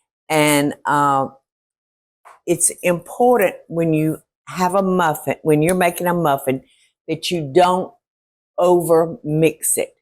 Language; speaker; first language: English; native; English